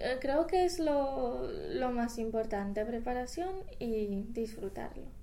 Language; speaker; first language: Spanish; non-native, fluent; Polish